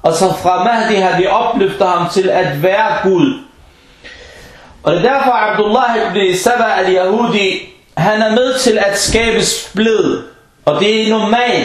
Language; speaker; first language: Danish; early bilingual, other home language; Arabic